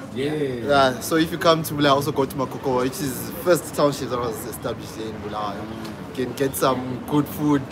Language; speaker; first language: English; non-native, local second language; North Ndebele